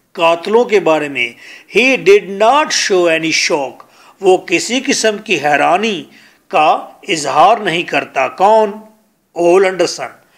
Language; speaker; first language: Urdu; non-native, local second language; Punjabi